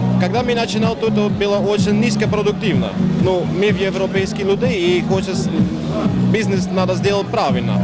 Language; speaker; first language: Russian; non-native, learner; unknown